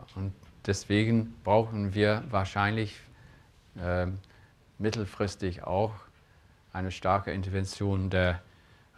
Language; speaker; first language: German; non-native, fluent; English